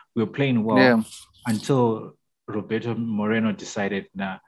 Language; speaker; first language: English; non-native, local second language; Shona